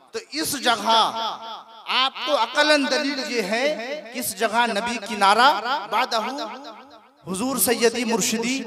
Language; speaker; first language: Urdu; non-native, local second language; Bangla